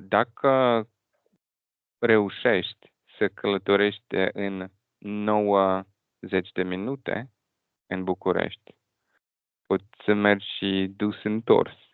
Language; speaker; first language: Romanian; non-native, fluent; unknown